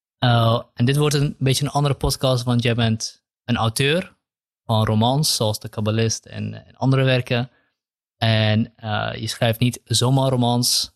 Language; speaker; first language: Dutch; early bilingual, other home language; Kurdish